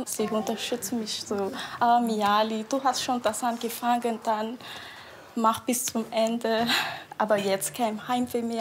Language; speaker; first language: German; non-native, learner; Malagasy